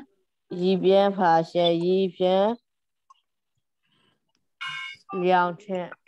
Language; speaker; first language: Chinese; non-native, learner; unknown